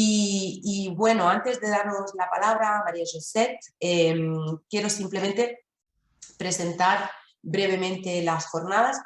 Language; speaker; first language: Spanish; native; Spanish